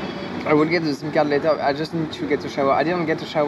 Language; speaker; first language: English; non-native, learner; French